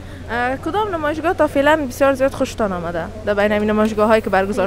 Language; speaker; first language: Persian; native; Persian